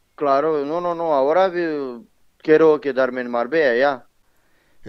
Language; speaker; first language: Spanish; non-native, learner; Romanian